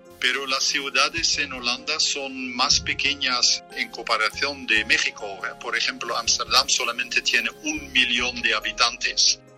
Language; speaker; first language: Spanish; non-native, fluent; Dutch